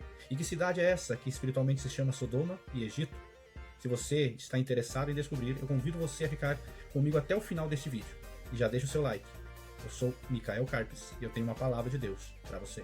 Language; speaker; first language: Portuguese; native; Portuguese